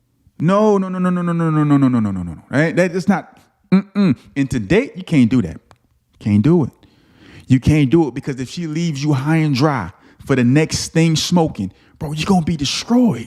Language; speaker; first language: English; native; English